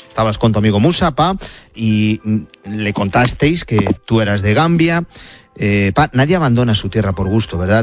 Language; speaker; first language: Spanish; native; Spanish